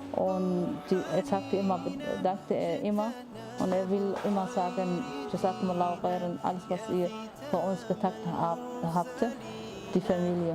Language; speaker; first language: German; non-native, learner; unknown